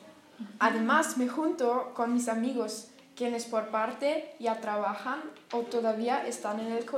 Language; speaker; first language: Spanish; non-native, learner; German